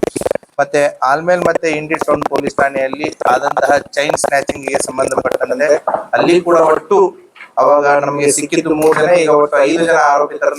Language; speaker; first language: Kannada; native; Kannada